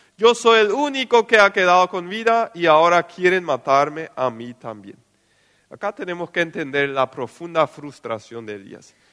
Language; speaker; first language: Spanish; non-native, local second language; Plautdietsch